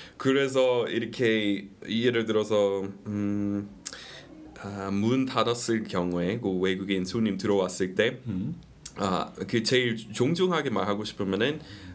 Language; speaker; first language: Korean; non-native, fluent; English